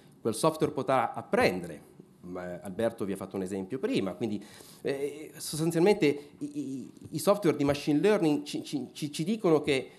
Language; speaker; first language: Italian; native; Italian